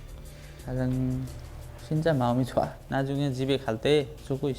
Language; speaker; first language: Korean; non-native, learner; Nepali